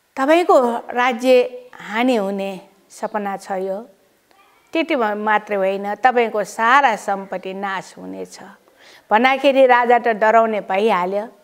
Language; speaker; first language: Nepali; non-native, local second language; Newari